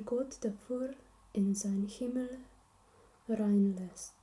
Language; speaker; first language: German; non-native, learner; Slovenian